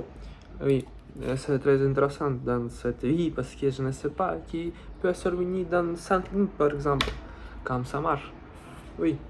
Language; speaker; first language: French; non-native, learner; Russian